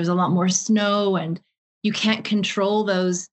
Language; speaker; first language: English; native; English